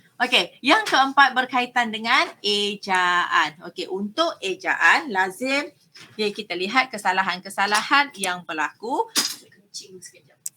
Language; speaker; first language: Malay; native; Malay